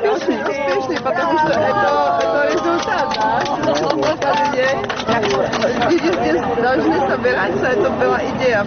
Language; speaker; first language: Russian; non-native, fluent; Czech